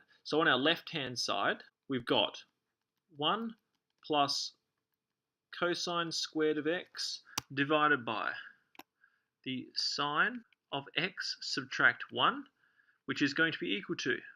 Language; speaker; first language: English; native; English